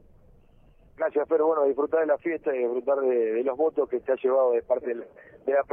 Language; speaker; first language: Spanish; native; Spanish